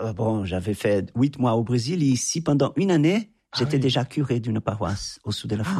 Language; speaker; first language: French; non-native, fluent; Portuguese